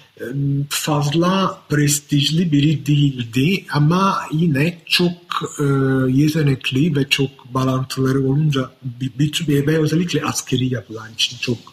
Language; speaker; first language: Turkish; non-native, fluent; Italian